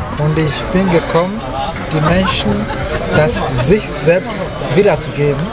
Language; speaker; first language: German; non-native, fluent; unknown